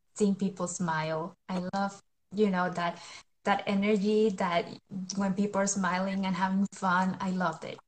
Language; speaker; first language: English; non-native, fluent; Spanish